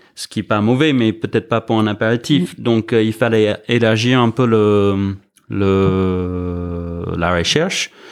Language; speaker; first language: French; non-native, fluent; English